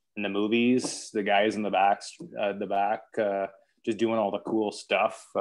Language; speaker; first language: English; native; English